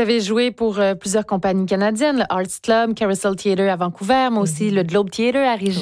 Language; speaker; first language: French; native; French